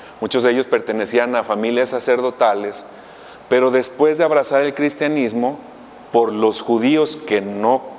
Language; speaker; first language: Spanish; native; Spanish